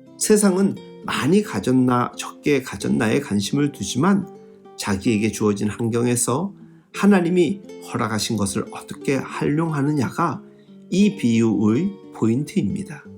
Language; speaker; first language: Korean; native; Korean